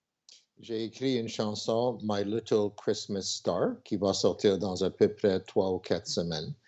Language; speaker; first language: French; non-native, local second language; English